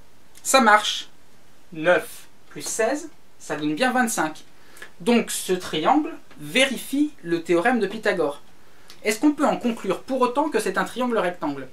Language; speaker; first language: French; native; French